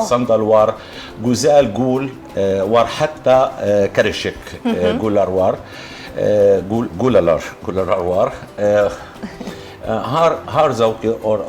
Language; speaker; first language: Turkish; non-native, learner; Arabic